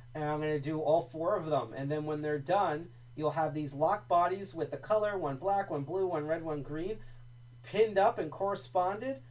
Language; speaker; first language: English; native; English